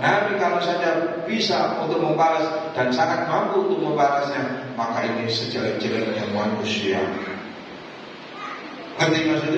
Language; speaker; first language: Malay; non-native, local second language; Javanese